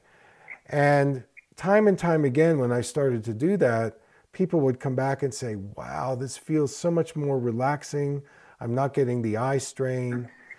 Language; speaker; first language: English; native; English